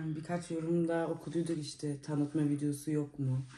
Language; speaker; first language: Turkish; early bilingual, heritage; Turkish